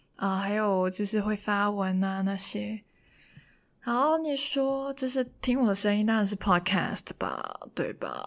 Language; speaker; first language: Chinese; non-native, local second language; Cantonese